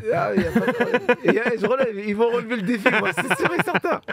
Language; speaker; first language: French; native; French